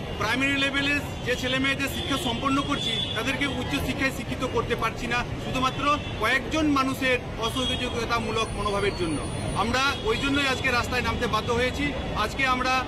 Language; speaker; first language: Bangla; non-native, local second language; Santali